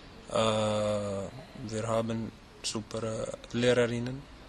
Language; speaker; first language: German; non-native, learner; Arabic